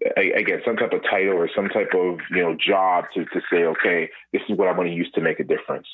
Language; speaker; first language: English; native; English